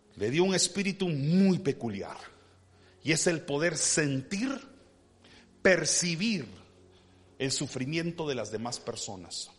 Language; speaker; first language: Spanish; early bilingual, heritage; Spanish